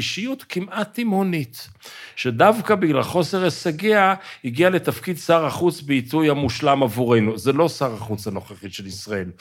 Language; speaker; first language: Hebrew; native; Hebrew